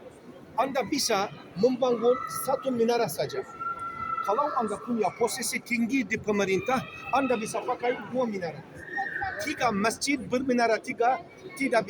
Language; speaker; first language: Indonesian; non-native, learner; Turkish